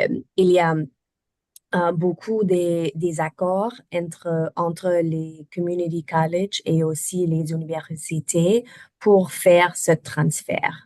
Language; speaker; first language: French; non-native, learner; German